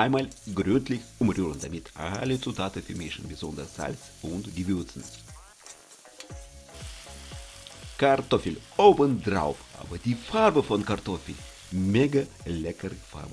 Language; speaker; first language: German; non-native, learner; Russian